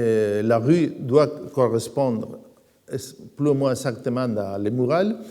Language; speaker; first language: French; non-native, fluent; Spanish